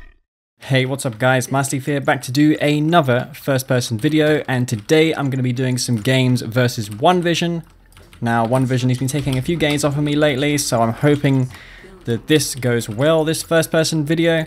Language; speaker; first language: English; native; English